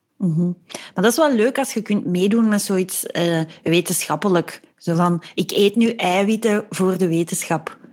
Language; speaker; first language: Dutch; native; Dutch